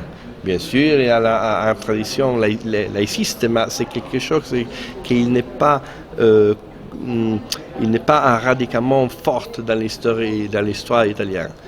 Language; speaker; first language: French; non-native, fluent; Italian